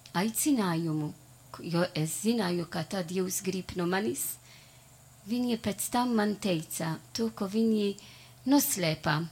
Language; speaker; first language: Latvian; non-native, learner; Italian